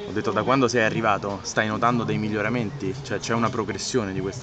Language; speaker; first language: Italian; native; Italian